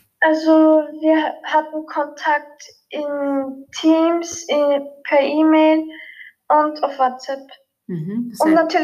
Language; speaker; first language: German; early bilingual, other home language; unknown